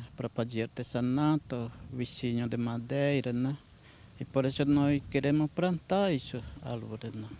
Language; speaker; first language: Portuguese; non-native, local second language; Guarani